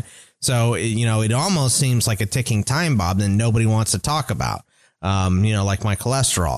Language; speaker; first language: English; native; English